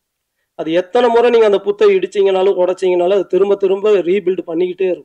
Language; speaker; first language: Tamil; native; Tamil